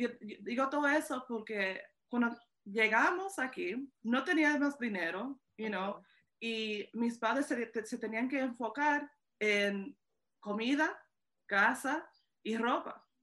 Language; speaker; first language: Spanish; early bilingual, heritage; Spanish